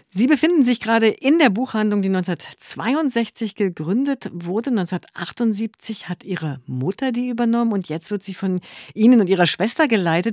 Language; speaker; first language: German; native; German